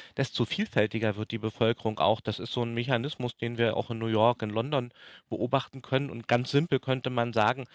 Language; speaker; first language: German; native; German